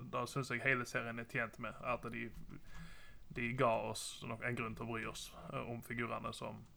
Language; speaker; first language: Norwegian; native; Norwegian